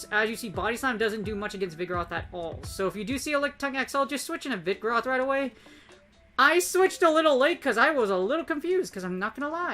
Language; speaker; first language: English; native; English